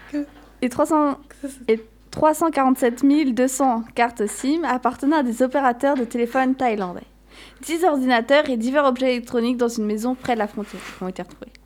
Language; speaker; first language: French; native; French